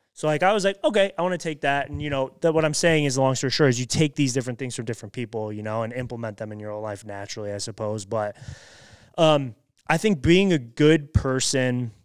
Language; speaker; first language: English; native; English